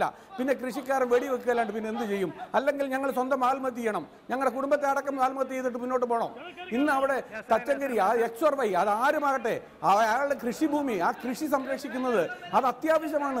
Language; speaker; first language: Malayalam; native; Malayalam